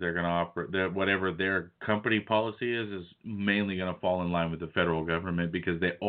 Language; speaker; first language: English; native; English